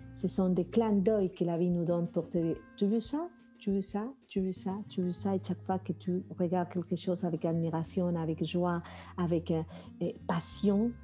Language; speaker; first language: French; non-native, fluent; Spanish